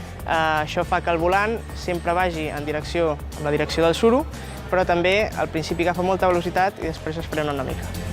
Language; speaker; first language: Catalan; native; Catalan